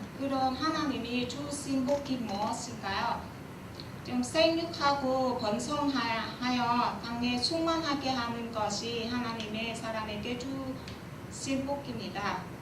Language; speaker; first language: Korean; non-native, learner; Vietnamese